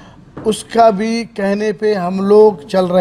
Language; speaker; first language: Hindi; non-native, fluent; Arabic